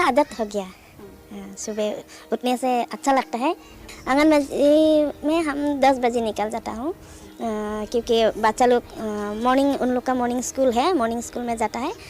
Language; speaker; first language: Hindi; non-native, local second language; Garo